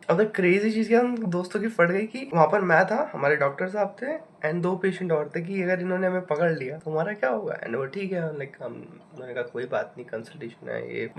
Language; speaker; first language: Hindi; native; Hindi